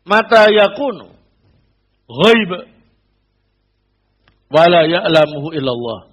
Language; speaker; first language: Arabic; non-native, fluent; Indonesian